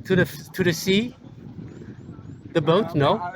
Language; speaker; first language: English; non-native, learner; Chinese